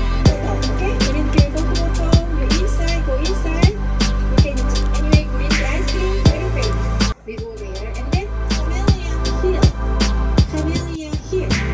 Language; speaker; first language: English; non-native, learner; Korean